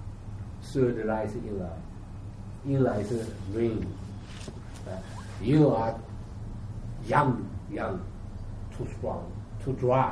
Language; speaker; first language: English; non-native, learner; Chinese